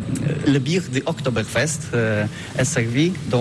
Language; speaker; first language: French; non-native, learner; Polish